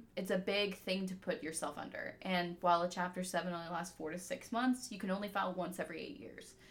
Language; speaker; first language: English; native; English